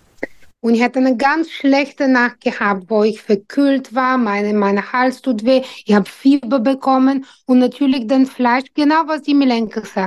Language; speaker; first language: German; non-native, fluent; Bulgarian